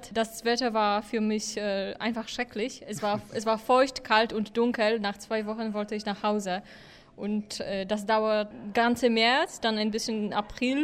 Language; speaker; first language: German; non-native, fluent; Polish